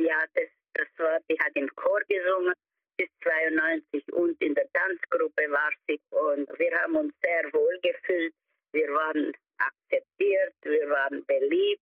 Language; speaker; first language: German; early bilingual, heritage; German